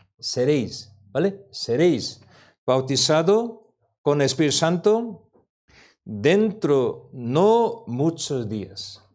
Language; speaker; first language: Spanish; non-native, learner; Korean